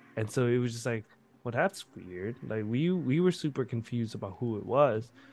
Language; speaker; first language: English; early bilingual, other home language; Vietnamese